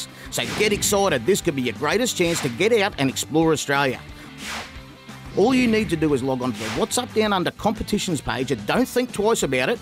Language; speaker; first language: English; native; English